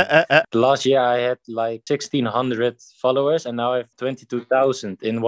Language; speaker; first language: English; non-native, fluent; Dutch